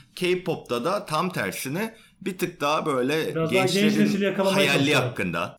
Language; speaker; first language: Turkish; non-native, fluent; Korean